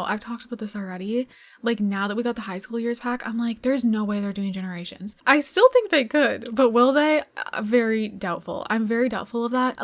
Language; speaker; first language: English; native; English